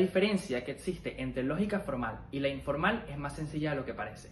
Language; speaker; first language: Spanish; native; Spanish